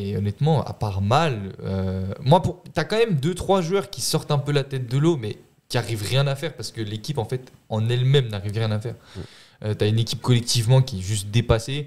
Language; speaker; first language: French; native; French